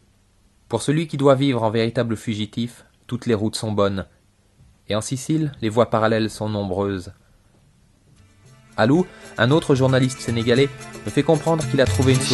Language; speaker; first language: French; native; French